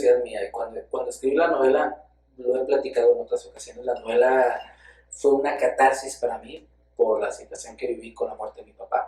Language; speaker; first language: Spanish; native; Spanish